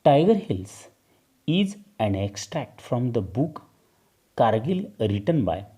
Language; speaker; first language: English; non-native, local second language; Marathi